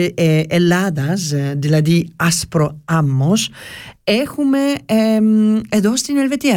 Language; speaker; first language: Greek; early bilingual, heritage; Greek